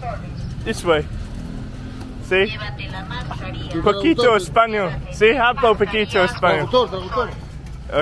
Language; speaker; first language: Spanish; non-native, learner; English